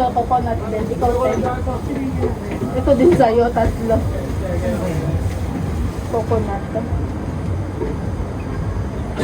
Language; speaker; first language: Filipino; native; Filipino